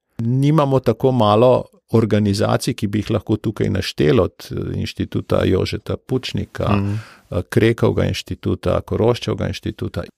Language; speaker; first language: Slovenian; native; Slovenian